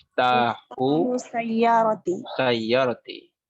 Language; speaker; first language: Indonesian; native; Indonesian